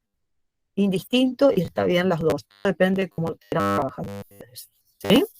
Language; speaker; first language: Spanish; native; Spanish